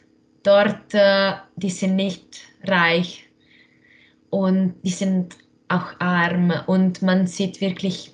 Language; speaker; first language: German; non-native, local second language; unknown